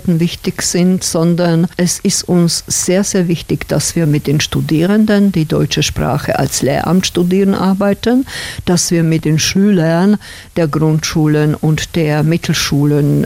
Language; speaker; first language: German; non-native, fluent; Slovak